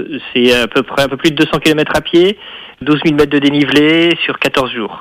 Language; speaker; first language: French; native; French